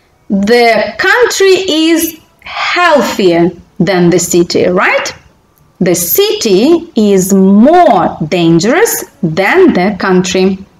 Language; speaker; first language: English; non-native, fluent; Romanian